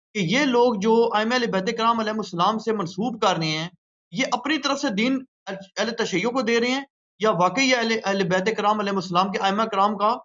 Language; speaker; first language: Urdu; native; Urdu